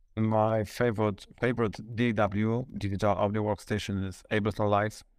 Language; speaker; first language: English; non-native, fluent; Polish